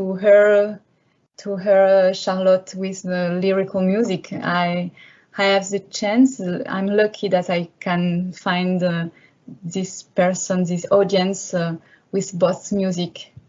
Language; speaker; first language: English; non-native, learner; French